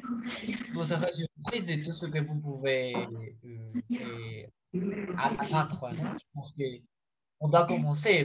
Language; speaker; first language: French; non-native, fluent; Spanish